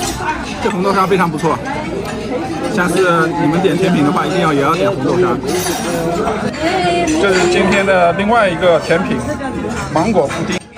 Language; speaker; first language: Chinese; native; Chinese